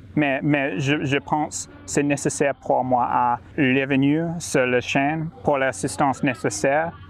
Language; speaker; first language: French; non-native, learner; English